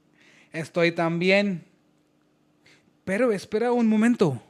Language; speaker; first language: Spanish; non-native, learner; Hindi